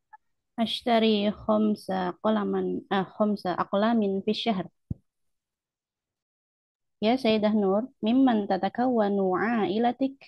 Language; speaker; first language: Arabic; non-native, learner; Indonesian